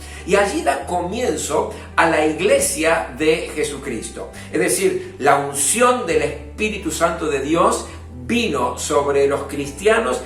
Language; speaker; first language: Spanish; native; Spanish